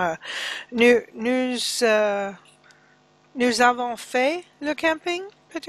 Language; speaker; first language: French; non-native, learner; English